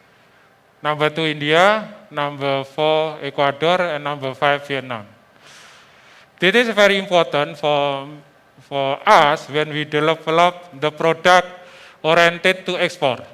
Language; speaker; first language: English; non-native, fluent; Indonesian